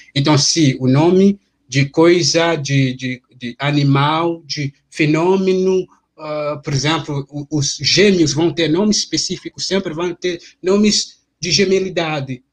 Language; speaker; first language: Portuguese; non-native, fluent; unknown